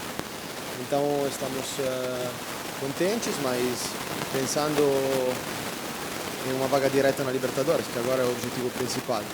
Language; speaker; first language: Portuguese; non-native, fluent; Italian